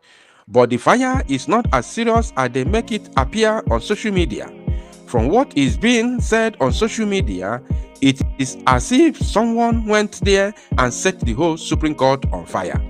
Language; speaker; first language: English; non-native, local second language; Igbo